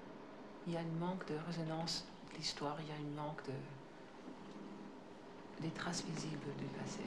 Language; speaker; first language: French; non-native, fluent; English